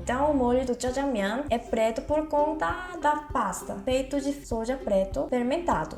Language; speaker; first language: Portuguese; non-native, fluent; Korean